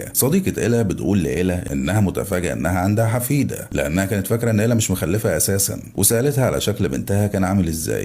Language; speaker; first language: Arabic; native; Arabic